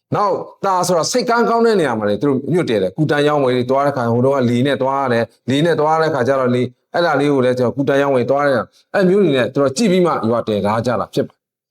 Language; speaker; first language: Burmese; non-native, local second language; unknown